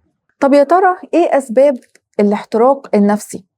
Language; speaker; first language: Arabic; native; Arabic